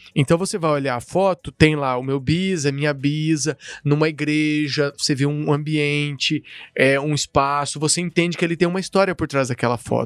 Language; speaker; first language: Portuguese; native; Portuguese